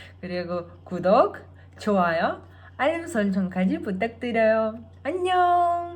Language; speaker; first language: Korean; non-native, fluent; Russian